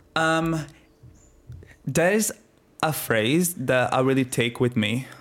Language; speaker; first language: English; non-native, fluent; Portuguese